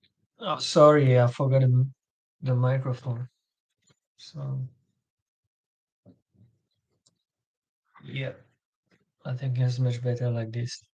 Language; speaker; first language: English; non-native, learner; French